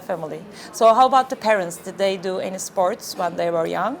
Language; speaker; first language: English; non-native, fluent; Turkish